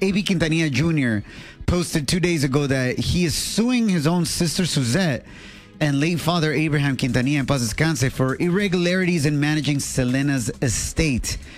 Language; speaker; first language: English; early bilingual, other home language; Spanish